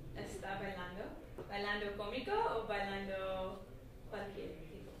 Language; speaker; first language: Spanish; non-native, learner; English